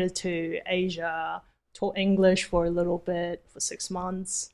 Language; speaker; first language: English; early bilingual, other home language; Chinese